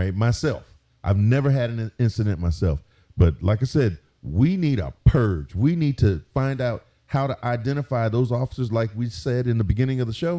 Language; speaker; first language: English; native; English